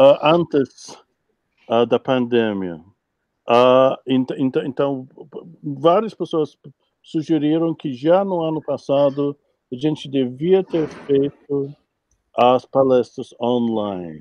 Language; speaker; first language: Portuguese; non-native, fluent; English